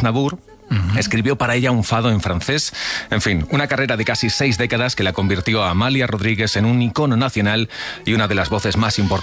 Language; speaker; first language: Spanish; native; Spanish